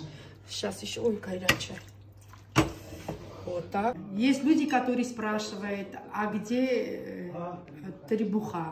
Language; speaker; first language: Russian; non-native, local second language; Armenian